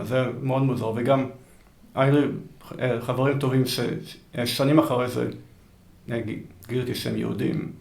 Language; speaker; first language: Hebrew; early bilingual, heritage; Hebrew